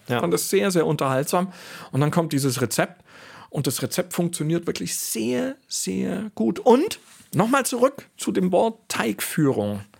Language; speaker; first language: German; native; German